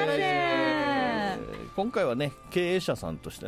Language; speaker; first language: Japanese; native; Japanese